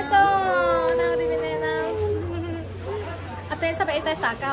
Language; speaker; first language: Spanish; non-native, learner; Japanese